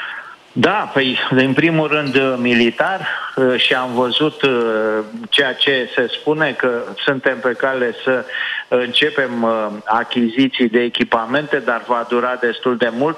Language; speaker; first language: Romanian; native; Romanian